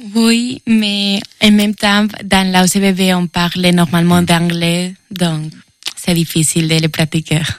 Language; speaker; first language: French; non-native, learner; Spanish